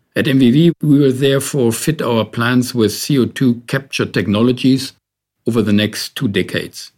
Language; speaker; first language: English; non-native, fluent; German